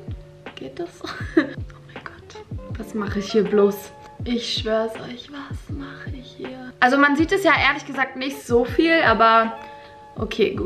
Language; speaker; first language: German; native; German